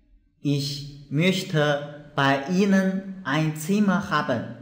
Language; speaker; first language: German; non-native, fluent; Chinese